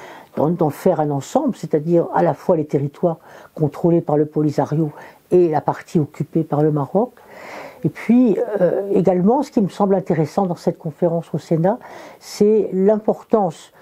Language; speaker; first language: French; native; French